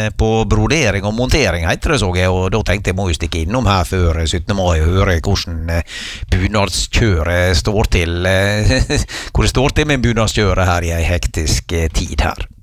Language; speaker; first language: Norwegian; native; Norwegian